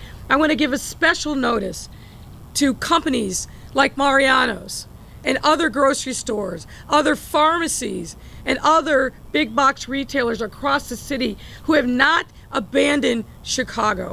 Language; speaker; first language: English; native; English